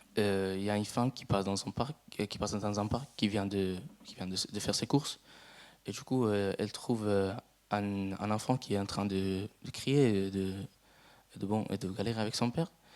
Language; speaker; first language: French; non-native, fluent; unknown